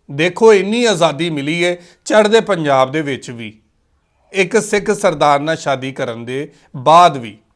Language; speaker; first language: Punjabi; native; Punjabi